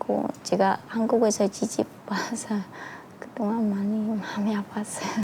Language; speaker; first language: Korean; non-native, learner; Vietnamese